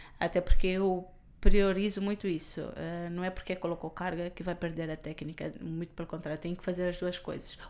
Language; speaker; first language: Portuguese; non-native, local second language; Kabuverdianu